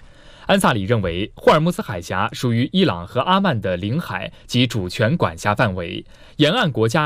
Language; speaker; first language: Chinese; native; Chinese